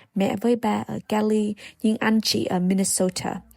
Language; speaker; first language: Vietnamese; early bilingual, heritage; Vietnamese